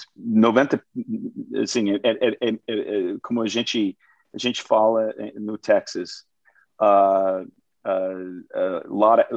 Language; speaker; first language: Portuguese; non-native, fluent; English